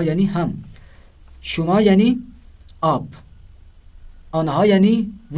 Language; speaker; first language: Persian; non-native, fluent; Urdu